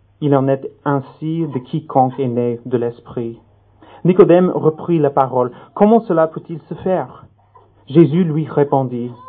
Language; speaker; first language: French; non-native, fluent; English